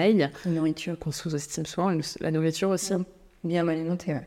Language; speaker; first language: French; native; French